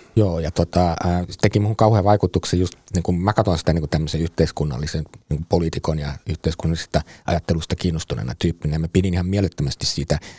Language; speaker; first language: Finnish; native; Finnish